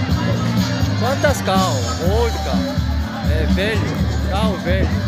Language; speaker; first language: Portuguese; non-native, learner; Korean